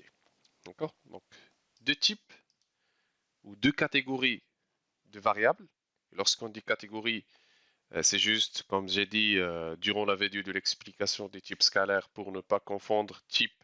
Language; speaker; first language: French; non-native, local second language; Arabic